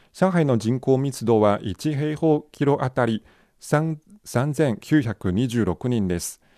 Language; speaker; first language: Japanese; non-native, fluent; Chinese